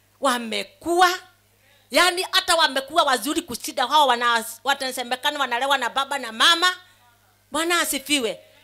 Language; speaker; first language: Swahili; non-native, local second language; Kikuyu